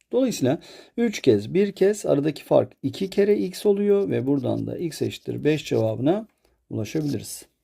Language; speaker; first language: Turkish; native; Turkish